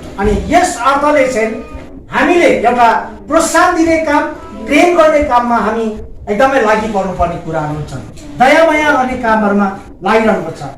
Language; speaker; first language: Nepali; non-native, local second language; Limbu